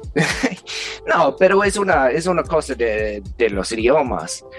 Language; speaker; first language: Spanish; non-native, fluent; English